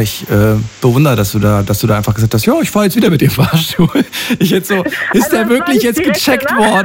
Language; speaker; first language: German; native; German